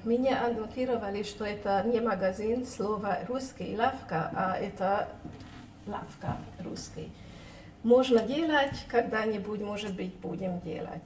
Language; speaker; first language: Russian; non-native, fluent; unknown